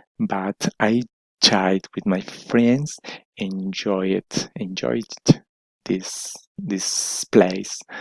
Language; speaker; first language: English; non-native, learner; Spanish